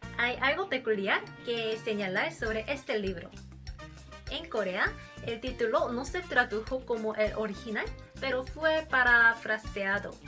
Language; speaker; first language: Spanish; non-native, learner; Korean